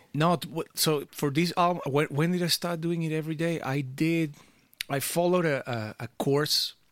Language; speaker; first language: English; early bilingual, other home language; Portuguese